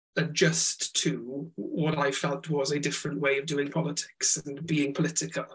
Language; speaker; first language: English; non-native, local second language; Welsh